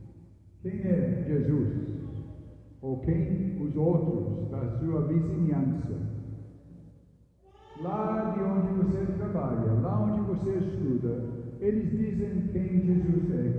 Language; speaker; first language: Portuguese; non-native, fluent; English